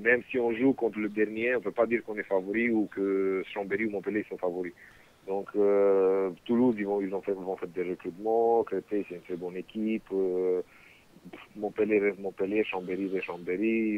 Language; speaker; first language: French; non-native, fluent; Romanian